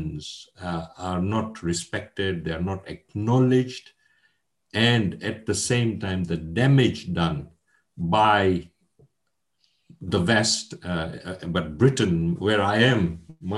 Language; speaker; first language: English; non-native, local second language; Gujarati